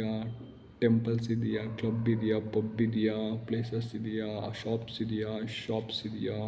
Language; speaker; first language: Kannada; non-native, learner; Malayalam